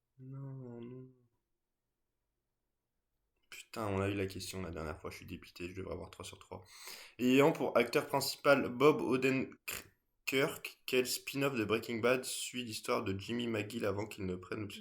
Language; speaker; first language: French; native; French